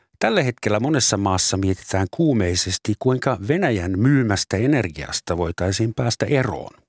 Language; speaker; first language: Finnish; native; Finnish